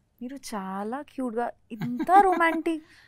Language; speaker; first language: Telugu; non-native, learner; Bangla